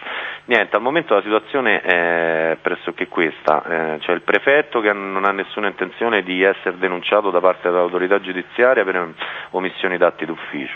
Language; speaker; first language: Italian; native; Italian